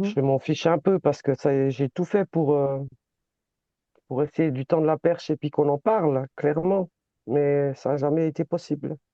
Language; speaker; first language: French; native; French